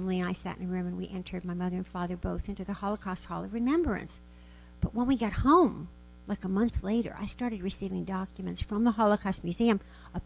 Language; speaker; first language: English; early bilingual, other home language; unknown